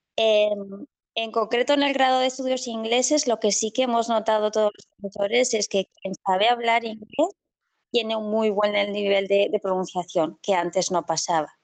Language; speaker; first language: Spanish; native; Spanish